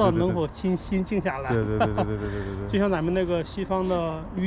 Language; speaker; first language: Chinese; native; Chinese